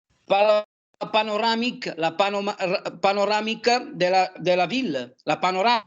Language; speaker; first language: French; non-native, learner; Italian